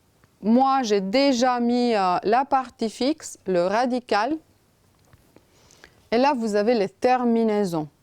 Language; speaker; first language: French; non-native, fluent; Romanian